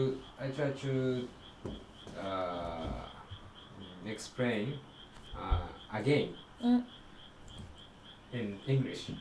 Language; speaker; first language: English; non-native, learner; Japanese